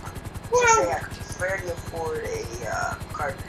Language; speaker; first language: English; native; English